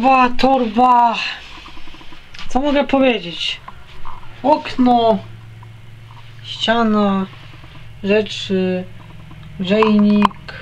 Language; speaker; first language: Polish; native; Polish